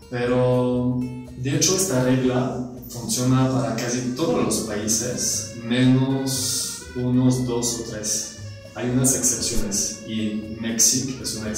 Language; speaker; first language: Spanish; non-native, fluent; French